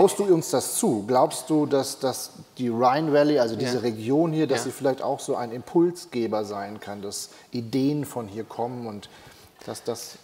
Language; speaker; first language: German; native; German